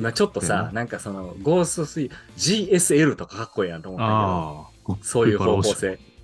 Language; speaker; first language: Japanese; native; Japanese